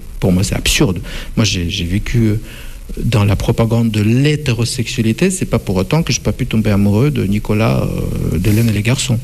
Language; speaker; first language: French; non-native, fluent; Russian